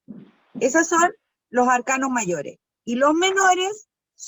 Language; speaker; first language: Spanish; native; Spanish